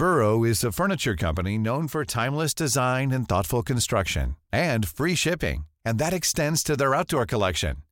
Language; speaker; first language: English; native; English